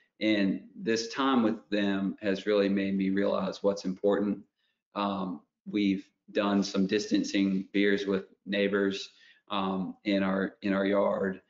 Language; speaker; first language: English; native; English